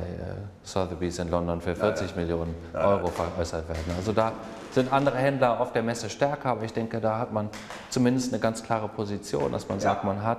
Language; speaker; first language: German; native; German